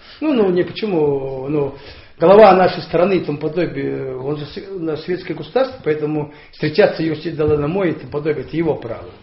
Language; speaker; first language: Russian; non-native, local second language; Buriat